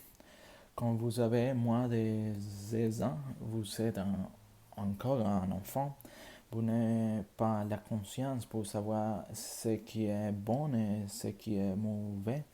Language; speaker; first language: French; non-native, learner; Spanish